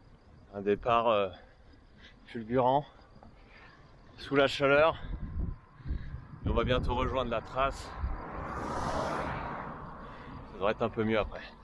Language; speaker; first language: French; native; French